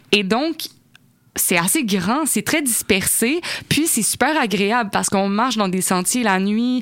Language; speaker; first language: French; native; French